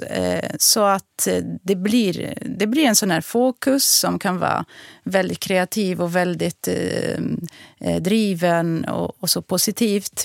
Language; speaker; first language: Swedish; non-native, fluent; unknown